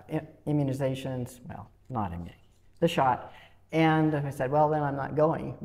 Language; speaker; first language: English; native; English